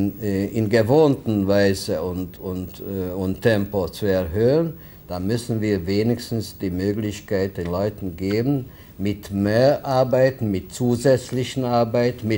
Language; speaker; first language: German; non-native, fluent; Hungarian